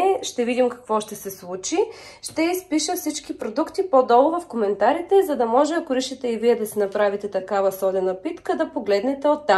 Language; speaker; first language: Bulgarian; native; Bulgarian